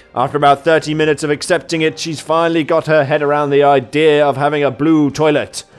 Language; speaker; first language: English; native; English